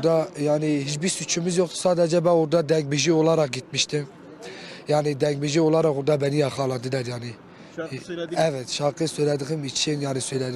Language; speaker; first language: Turkish; non-native, local second language; Kurdish